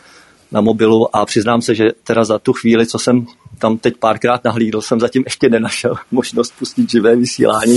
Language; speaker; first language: Czech; native; Czech